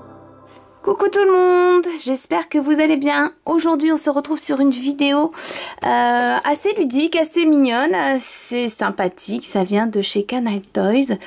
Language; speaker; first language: French; native; French